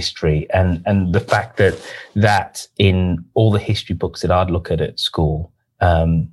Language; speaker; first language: English; native; English